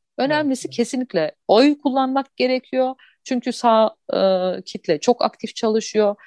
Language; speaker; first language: Turkish; early bilingual, heritage; Turkish